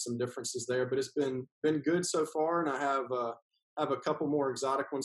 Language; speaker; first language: English; native; English